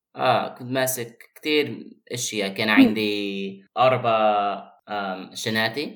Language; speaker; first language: Arabic; non-native, fluent; English